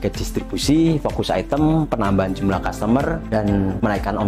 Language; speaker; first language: Indonesian; native; Indonesian